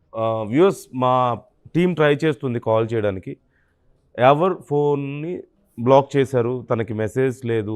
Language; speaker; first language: Telugu; native; Telugu